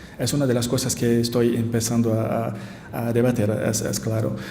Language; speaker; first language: Spanish; non-native, learner; Portuguese